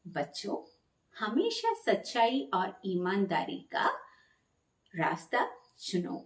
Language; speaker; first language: Hindi; non-native, local second language; Malayalam